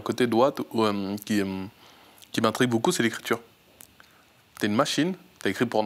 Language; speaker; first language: French; native; French